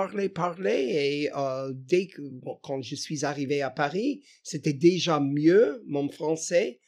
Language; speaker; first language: French; non-native, fluent; English